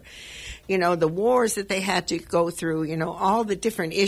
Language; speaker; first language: English; native; English